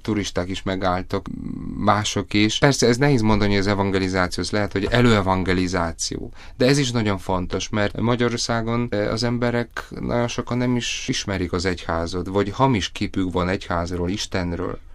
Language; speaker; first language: Hungarian; non-native, fluent; Polish